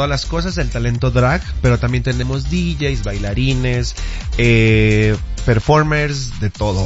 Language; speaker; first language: Spanish; native; Spanish